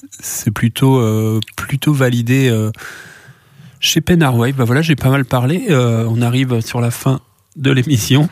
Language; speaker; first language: French; native; French